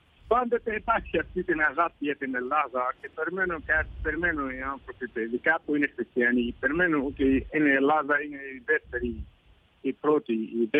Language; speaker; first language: Greek; non-native, learner; Arabic